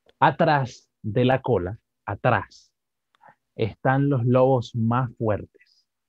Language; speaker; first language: Spanish; native; Spanish